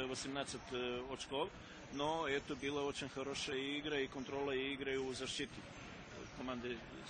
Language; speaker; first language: Russian; non-native, learner; Serbian